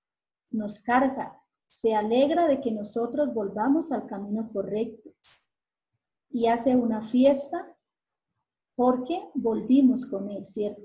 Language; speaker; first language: Spanish; native; Spanish